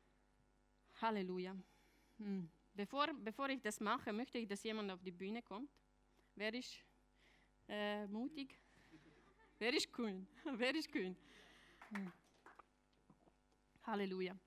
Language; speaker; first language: German; non-native, fluent; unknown